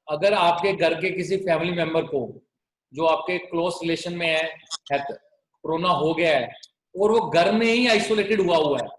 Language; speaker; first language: Hindi; non-native, local second language; Punjabi